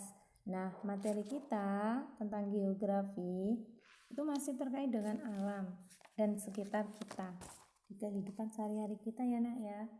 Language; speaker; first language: Indonesian; native; Indonesian